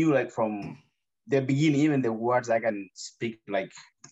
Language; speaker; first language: English; non-native, local second language; Gusii